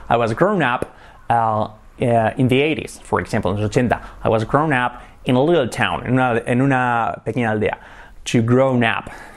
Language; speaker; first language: English; non-native, fluent; Spanish